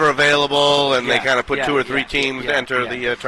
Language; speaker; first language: English; native; English